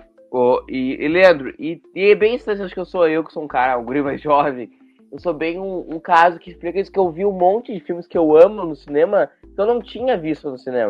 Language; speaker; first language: Portuguese; native; Portuguese